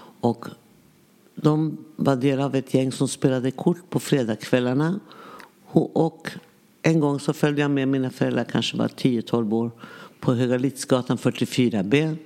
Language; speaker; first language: Swedish; early bilingual, other home language; Yiddish